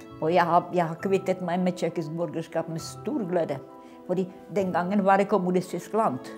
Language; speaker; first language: Norwegian; non-native, fluent; Czech